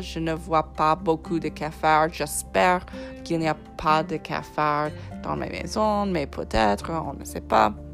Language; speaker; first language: French; non-native, fluent; English